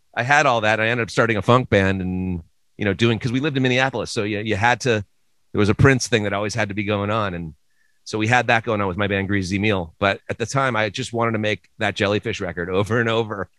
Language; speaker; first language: English; native; English